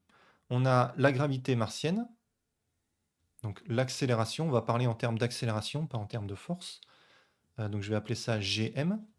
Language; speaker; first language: French; native; French